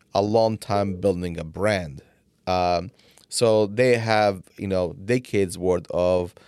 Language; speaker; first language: English; non-native, fluent; Italian